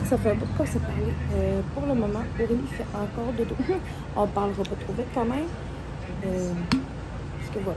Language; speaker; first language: French; native; French